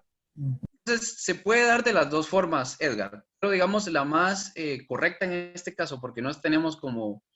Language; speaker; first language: Spanish; native; Spanish